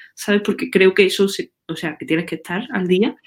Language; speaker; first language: Spanish; native; Spanish